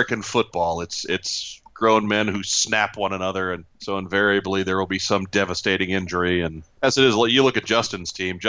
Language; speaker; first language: English; native; English